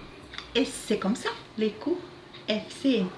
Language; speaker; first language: French; non-native, learner; Portuguese